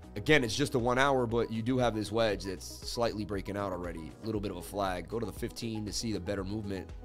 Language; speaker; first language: English; native; English